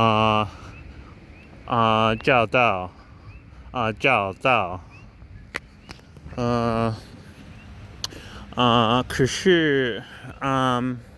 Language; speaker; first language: Chinese; non-native, learner; English